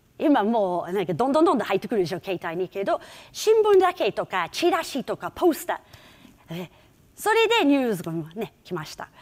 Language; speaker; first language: Japanese; non-native, fluent; English